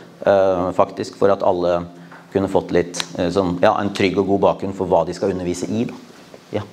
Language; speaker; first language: Norwegian; native; Norwegian